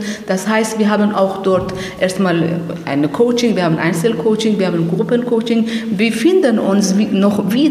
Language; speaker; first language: German; non-native, learner; Persian